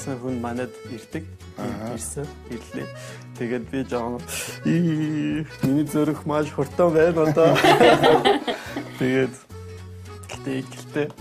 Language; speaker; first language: Mongolian; non-native, learner; French